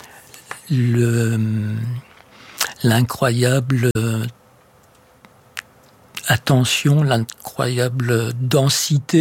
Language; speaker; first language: French; native; French